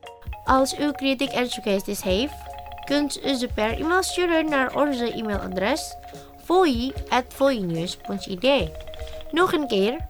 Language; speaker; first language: Dutch; non-native, learner; Indonesian